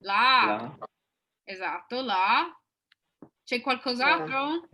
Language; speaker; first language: Italian; non-native, fluent; English